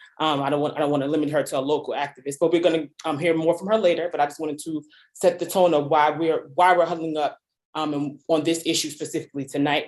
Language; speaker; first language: English; native; English